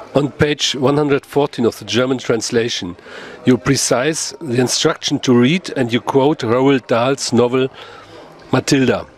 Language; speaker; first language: English; non-native, fluent; German